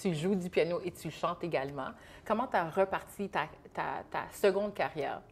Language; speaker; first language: French; native; French